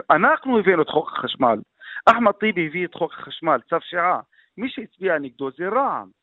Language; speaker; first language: Hebrew; non-native, local second language; Arabic